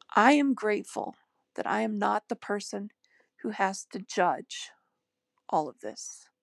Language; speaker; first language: English; native; English